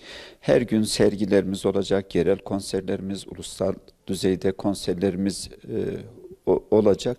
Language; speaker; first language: Turkish; native; Turkish